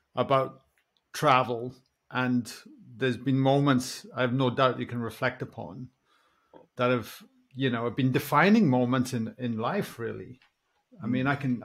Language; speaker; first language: English; native; English